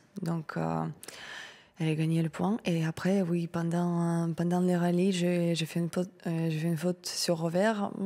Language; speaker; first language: French; non-native, learner; Russian